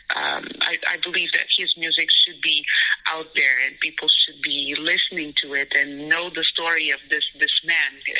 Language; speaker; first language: English; non-native, fluent; Portuguese